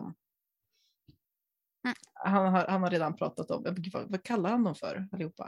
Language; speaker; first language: Swedish; native; Swedish